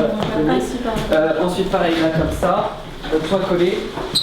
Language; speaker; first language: French; native; French